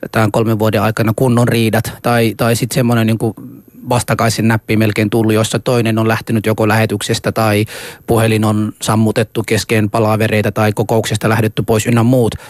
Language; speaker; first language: Finnish; early bilingual, other home language; Somali